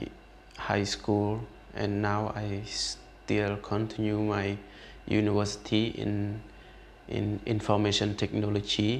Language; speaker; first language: English; non-native, learner; Khmer